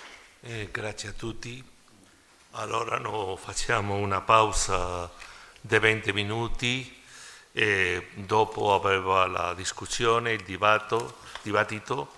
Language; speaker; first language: Italian; non-native, learner; Spanish